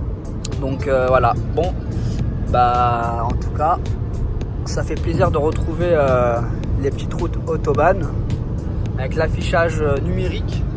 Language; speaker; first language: French; native; French